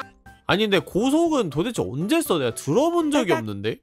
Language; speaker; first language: Korean; native; Korean